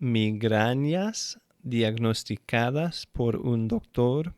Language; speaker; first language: Spanish; non-native, fluent; English